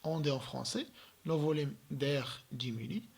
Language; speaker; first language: French; non-native, local second language; Arabic